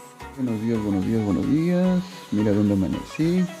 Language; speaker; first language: Spanish; native; Spanish